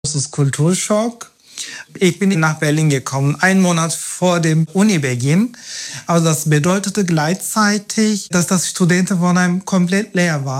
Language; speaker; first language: German; non-native, fluent; Turkish